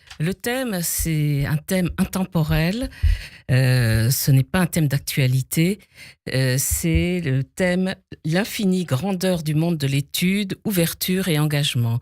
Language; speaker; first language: French; native; French